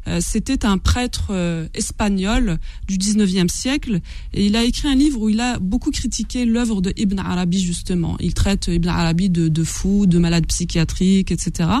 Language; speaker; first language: French; non-native, local second language; Kabyle